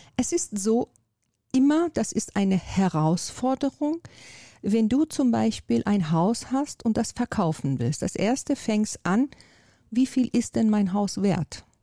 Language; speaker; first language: German; non-native, fluent; Persian